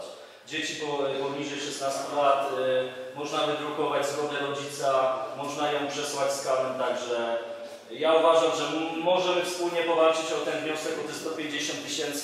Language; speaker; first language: Polish; native; Polish